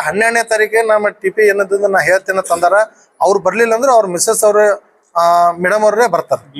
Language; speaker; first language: Kannada; non-native, local second language; Lambadi